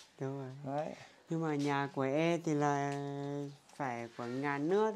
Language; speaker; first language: Vietnamese; non-native, local second language; Hmong